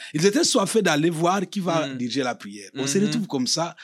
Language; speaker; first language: French; non-native, local second language; Lingala